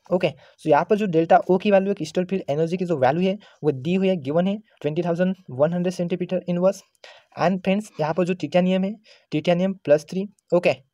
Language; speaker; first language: Hindi; non-native, local second language; Marathi